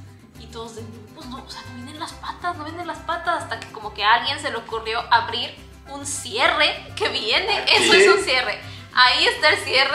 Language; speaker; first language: Spanish; native; Spanish